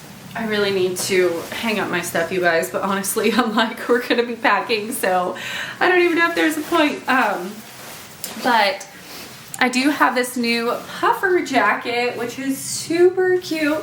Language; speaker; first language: English; native; English